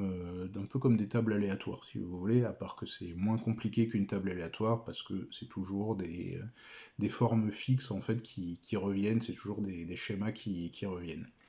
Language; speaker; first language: French; native; French